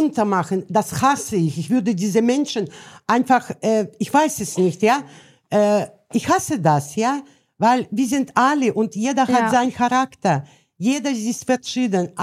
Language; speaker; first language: German; non-native, learner; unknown